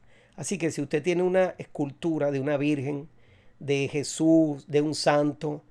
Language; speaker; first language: Spanish; native; Spanish